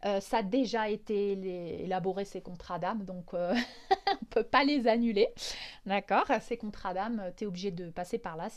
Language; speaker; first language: French; native; French